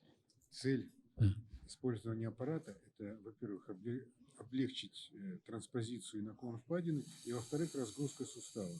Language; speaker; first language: Russian; native; Russian